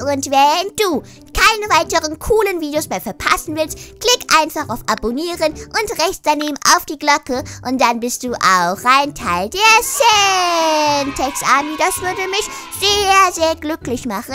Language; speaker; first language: German; native; German